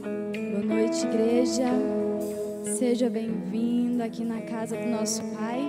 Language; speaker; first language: Portuguese; native; Portuguese